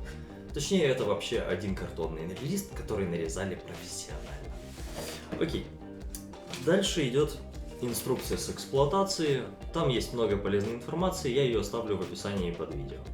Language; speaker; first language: Russian; non-native, local second language; Ukrainian